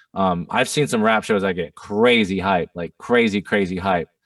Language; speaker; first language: English; non-native, fluent; German